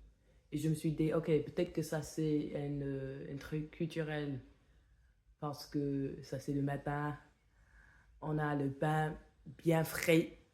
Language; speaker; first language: French; non-native, fluent; English